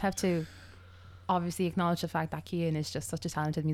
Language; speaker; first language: English; non-native, fluent; Polish